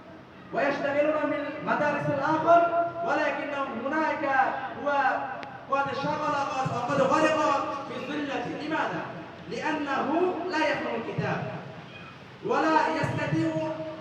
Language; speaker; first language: Arabic; non-native, fluent; Bangla